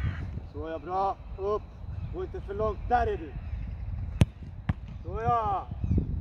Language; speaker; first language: Swedish; non-native, learner; Serbian